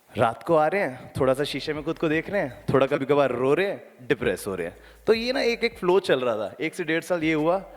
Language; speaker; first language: Hindi; native; Hindi